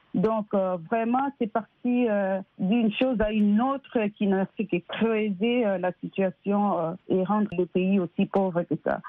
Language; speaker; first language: French; non-native, local second language; Lingala